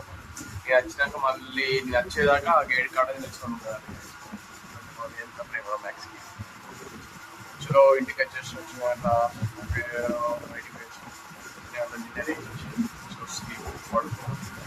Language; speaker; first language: Telugu; native; Telugu